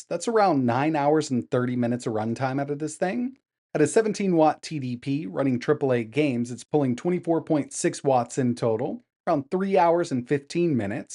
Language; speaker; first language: English; native; English